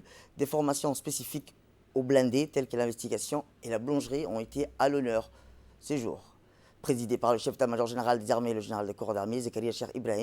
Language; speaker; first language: French; native; French